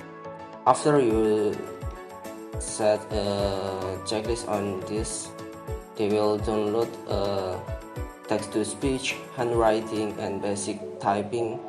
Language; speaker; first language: English; non-native, learner; Indonesian